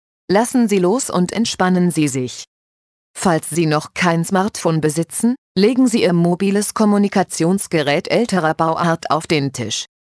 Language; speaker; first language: German; native; German